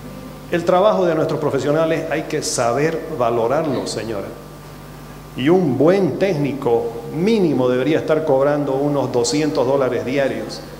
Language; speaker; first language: Spanish; native; Spanish